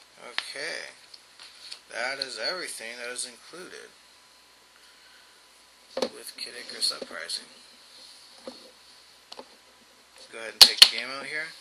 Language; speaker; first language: English; native; English